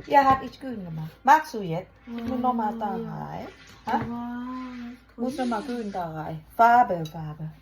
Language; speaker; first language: German; non-native, learner; Thai